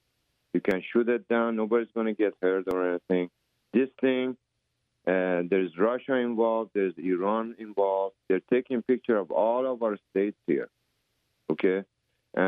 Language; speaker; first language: English; native; English